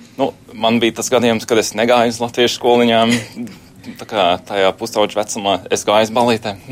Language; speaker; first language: Latvian; early bilingual, heritage; Latvian